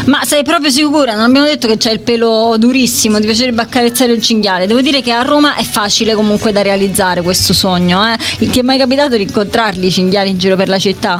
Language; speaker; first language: Italian; native; Italian